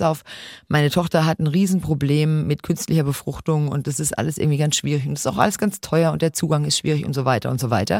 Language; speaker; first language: German; native; German